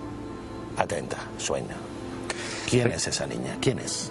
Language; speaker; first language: Spanish; native; Spanish